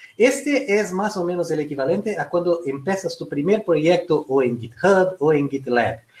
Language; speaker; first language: Spanish; non-native, fluent; Portuguese